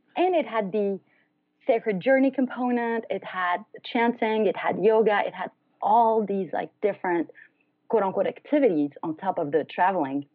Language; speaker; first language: English; non-native, fluent; French